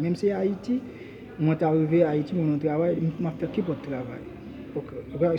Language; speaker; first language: French; non-native, learner; Haitian Creole